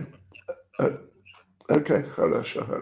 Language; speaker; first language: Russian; non-native, learner; English